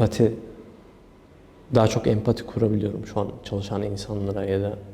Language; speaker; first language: Turkish; early bilingual, other home language; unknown